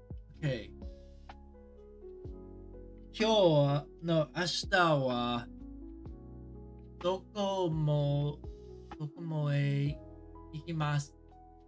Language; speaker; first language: Japanese; non-native, learner; English